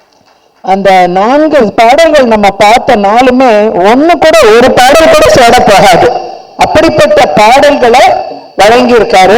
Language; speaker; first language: Tamil; native; Tamil